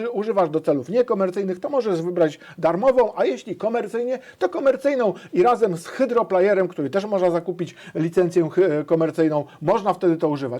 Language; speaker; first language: Polish; native; Polish